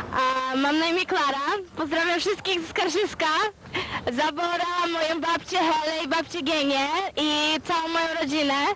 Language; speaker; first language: Polish; early bilingual, heritage; Polish